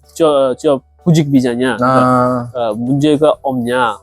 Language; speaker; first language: Korean; non-native, fluent; Uzbek